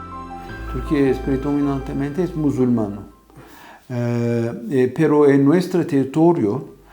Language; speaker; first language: Spanish; non-native, fluent; Turkish